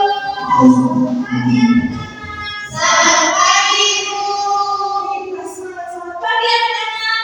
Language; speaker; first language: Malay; non-native, local second language; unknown